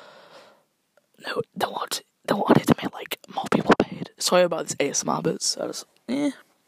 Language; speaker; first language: English; native; English